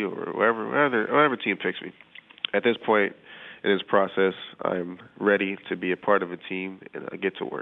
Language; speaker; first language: English; native; English